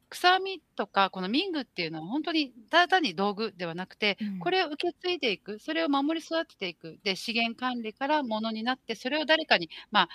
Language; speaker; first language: Japanese; native; Japanese